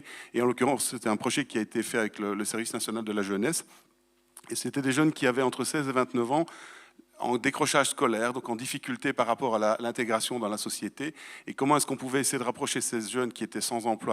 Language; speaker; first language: French; native; French